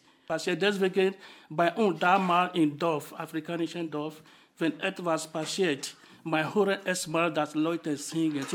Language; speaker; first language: German; non-native, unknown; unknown